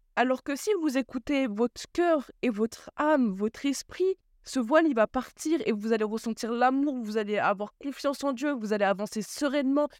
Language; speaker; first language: French; early bilingual, other home language; Bambara